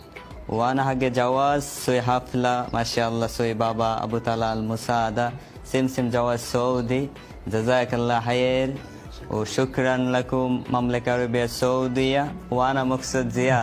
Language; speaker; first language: Arabic; non-native, learner; Bangla